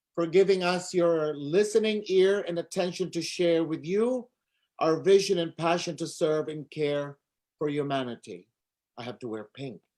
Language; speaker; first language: English; non-native, local second language; Filipino